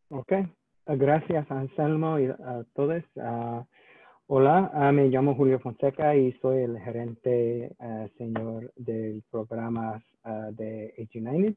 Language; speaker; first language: Spanish; non-native, learner; English